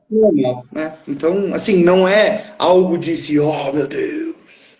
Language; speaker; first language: Portuguese; native; Portuguese